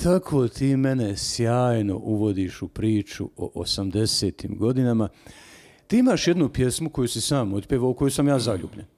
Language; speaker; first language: Serbian; native; Serbian